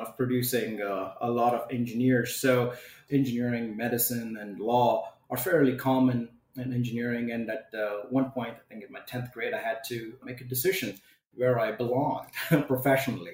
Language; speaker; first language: English; non-native, local second language; Tamil